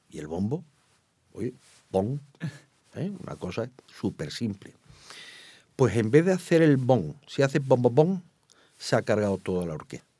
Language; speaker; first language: Spanish; native; Spanish